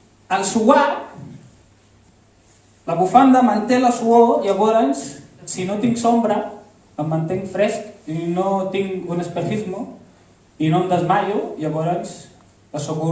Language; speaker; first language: Catalan; early bilingual, other home language; Arabic